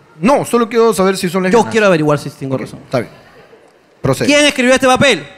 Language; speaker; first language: Spanish; native; Spanish